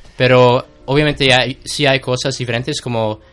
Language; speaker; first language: Spanish; non-native, fluent; English